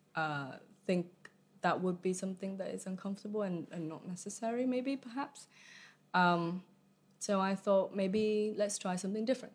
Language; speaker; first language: English; early bilingual, other home language; Vietnamese